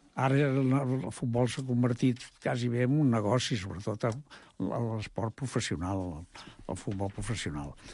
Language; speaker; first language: Catalan; native; Catalan